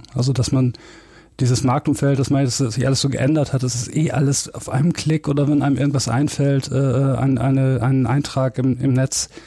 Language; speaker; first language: German; native; German